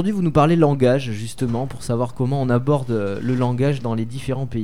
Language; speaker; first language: French; native; French